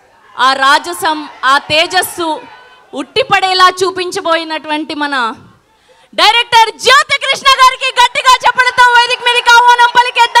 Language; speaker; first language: Telugu; native; Telugu